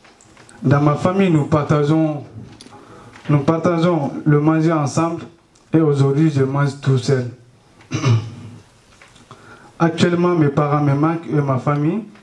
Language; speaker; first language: French; non-native, learner; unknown